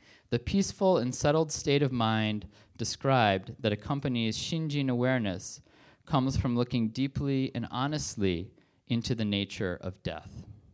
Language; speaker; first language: English; native; English